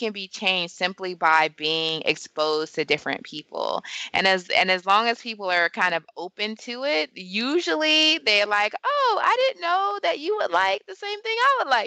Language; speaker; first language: English; native; English